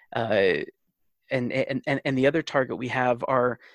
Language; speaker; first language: English; native; English